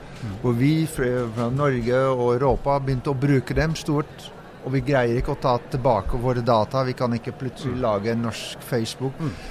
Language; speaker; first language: Norwegian; non-native, fluent; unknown